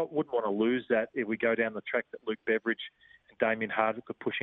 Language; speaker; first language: English; native; English